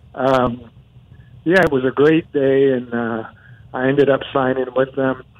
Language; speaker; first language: English; non-native, fluent; Spanish